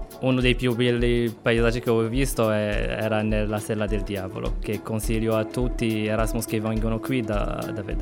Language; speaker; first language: Italian; non-native, fluent; Arabic